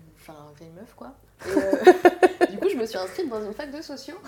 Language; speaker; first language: French; native; French